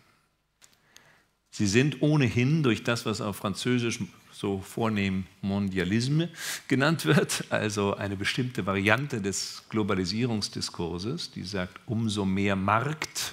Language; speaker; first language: German; native; German